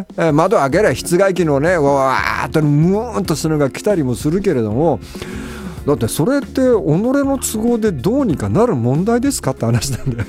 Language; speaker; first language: Japanese; native; Japanese